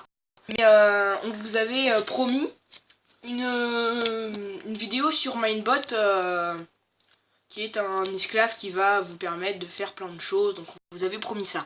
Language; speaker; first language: French; native; French